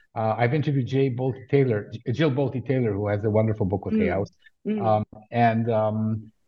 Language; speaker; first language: English; native; English